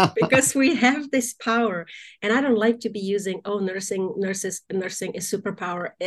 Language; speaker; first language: English; non-native, fluent; Czech